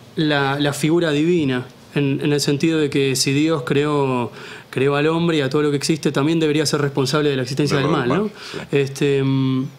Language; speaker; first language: Spanish; native; Spanish